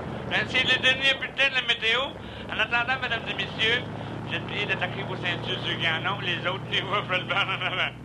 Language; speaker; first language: French; native; French